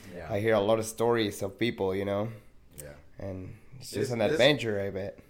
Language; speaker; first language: English; non-native, fluent; Spanish